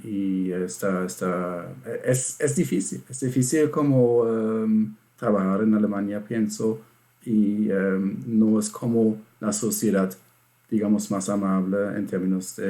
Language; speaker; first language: Spanish; non-native, fluent; German